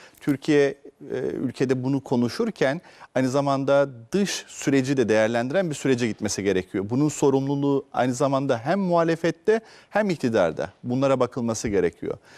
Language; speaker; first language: Turkish; native; Turkish